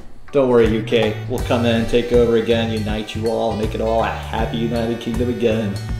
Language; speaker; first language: English; native; English